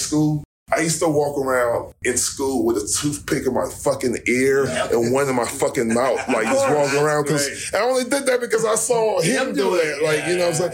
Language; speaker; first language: English; native; English